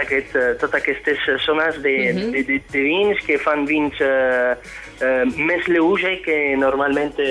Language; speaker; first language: Catalan; non-native, fluent; French